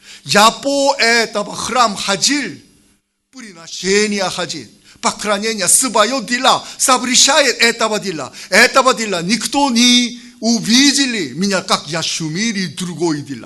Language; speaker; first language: Russian; non-native, learner; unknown